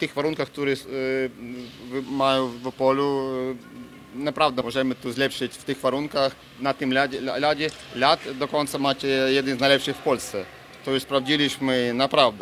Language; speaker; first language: Polish; non-native, learner; Ukrainian